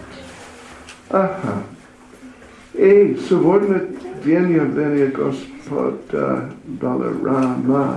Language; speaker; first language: Russian; non-native, learner; English